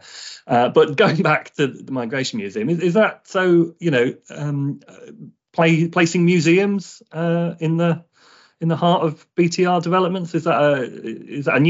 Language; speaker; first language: English; native; English